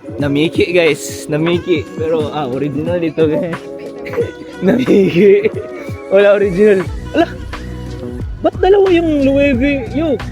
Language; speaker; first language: Filipino; non-native, local second language; Cebuano